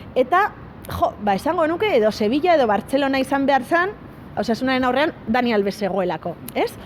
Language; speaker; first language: Basque; non-native, local second language; Spanish